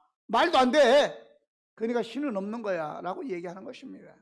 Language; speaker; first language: Korean; native; Korean